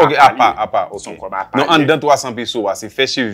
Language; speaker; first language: French; non-native, local second language; Haitian Creole